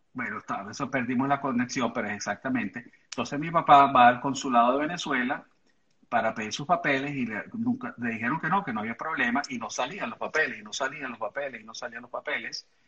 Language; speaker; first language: Spanish; native; Spanish